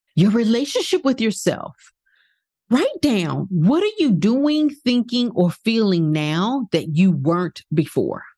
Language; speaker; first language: English; native; English